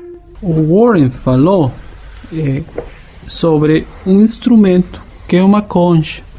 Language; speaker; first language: Portuguese; non-native, fluent; Spanish